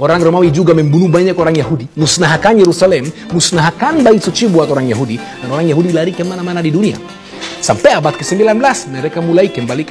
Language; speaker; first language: Indonesian; non-native, fluent; Hebrew